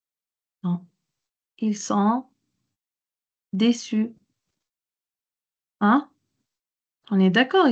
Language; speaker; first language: French; non-native, local second language; Arabic